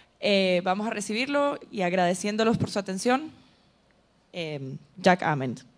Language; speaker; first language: Spanish; native; Spanish